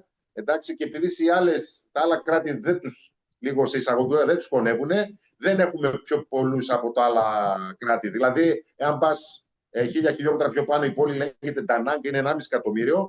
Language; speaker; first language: Greek; native; Greek